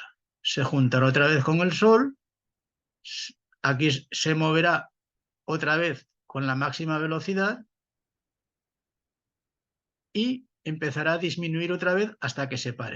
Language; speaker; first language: Spanish; native; Spanish